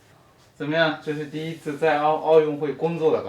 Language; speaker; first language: Chinese; non-native, fluent; Japanese